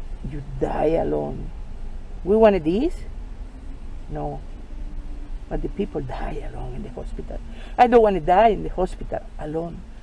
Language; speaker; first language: English; non-native, learner; Spanish